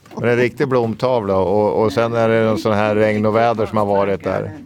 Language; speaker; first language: Swedish; native; Swedish